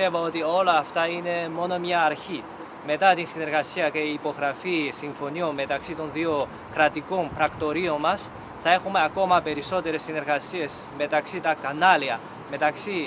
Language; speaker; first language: Greek; non-native, fluent; Chinese